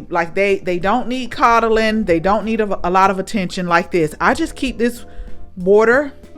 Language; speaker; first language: English; native; English